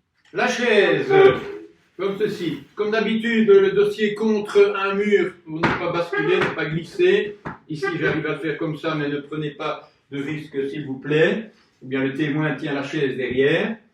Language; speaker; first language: French; native; French